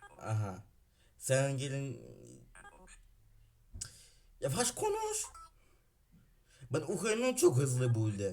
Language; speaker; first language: Turkish; non-native, learner; Ukrainian